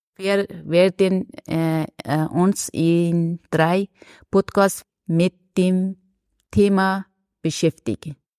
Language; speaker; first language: German; non-native, learner; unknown